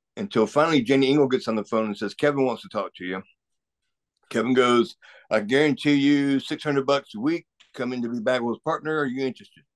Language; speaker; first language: English; native; English